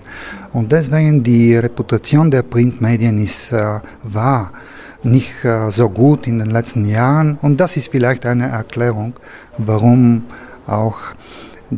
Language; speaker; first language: German; non-native, fluent; Bulgarian